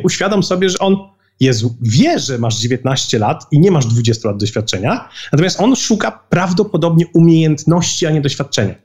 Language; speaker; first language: Polish; native; Polish